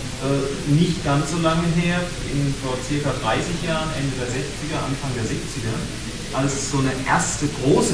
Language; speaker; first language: German; native; German